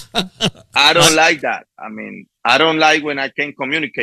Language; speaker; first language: English; non-native, fluent; Spanish